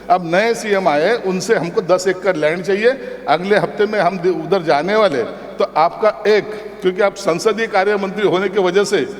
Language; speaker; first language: Hindi; non-native, local second language; Marathi